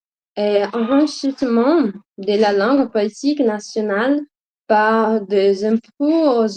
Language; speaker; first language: French; non-native, learner; Portuguese